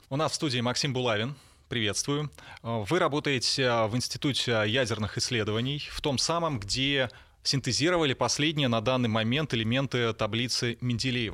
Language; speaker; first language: Russian; native; Russian